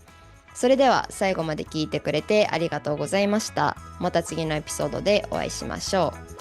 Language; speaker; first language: Japanese; native; Japanese